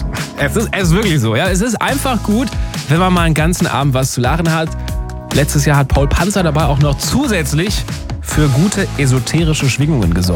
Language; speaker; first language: German; native; German